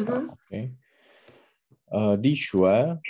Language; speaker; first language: German; non-native, learner; Czech